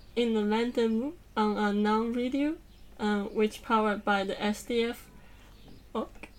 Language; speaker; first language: English; non-native, learner; Chinese